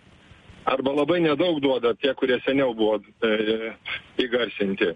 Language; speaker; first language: Lithuanian; native; Lithuanian